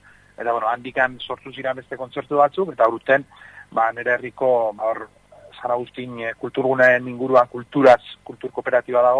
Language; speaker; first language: Basque; native; Basque